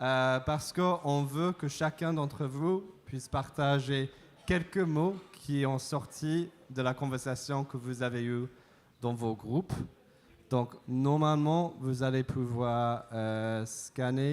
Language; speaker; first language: French; non-native, fluent; English